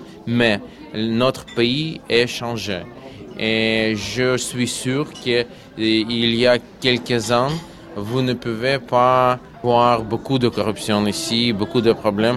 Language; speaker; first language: French; non-native, learner; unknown